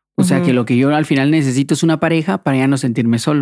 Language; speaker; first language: Spanish; native; Spanish